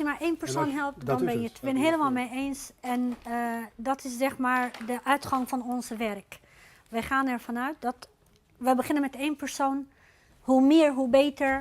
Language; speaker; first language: Dutch; non-native, fluent; Arabic